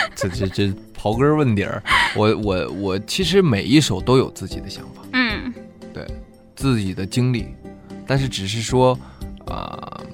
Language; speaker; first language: Chinese; native; Chinese